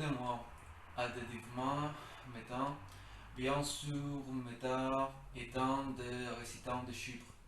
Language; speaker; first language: French; non-native, learner; Greek